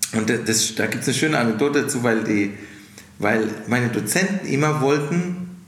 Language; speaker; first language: German; native; German